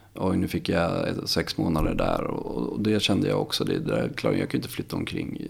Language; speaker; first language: Swedish; native; Swedish